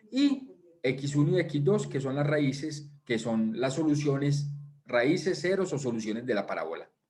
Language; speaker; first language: Spanish; native; Spanish